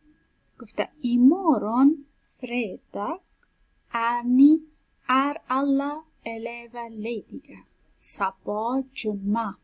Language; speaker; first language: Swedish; non-native, fluent; Persian